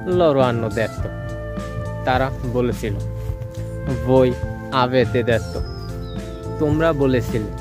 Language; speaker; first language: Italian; non-native, fluent; Bangla